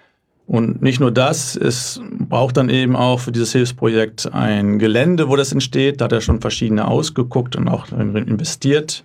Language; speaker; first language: German; native; German